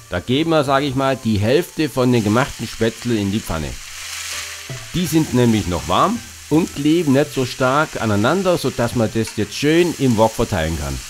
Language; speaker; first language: German; native; German